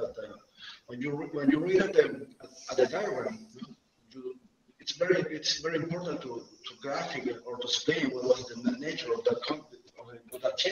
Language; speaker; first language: English; non-native, fluent; Spanish